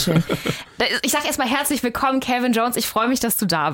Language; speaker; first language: German; native; German